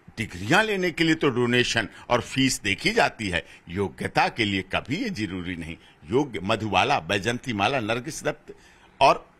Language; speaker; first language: Hindi; native; Hindi